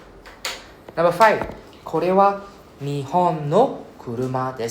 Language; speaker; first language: Japanese; non-native, fluent; English